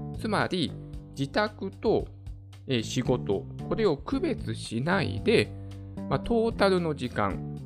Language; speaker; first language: Japanese; native; Japanese